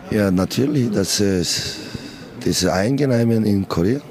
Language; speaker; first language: German; non-native, learner; Korean